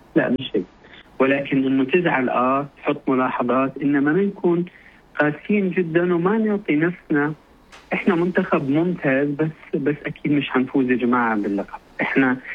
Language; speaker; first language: Arabic; native; Arabic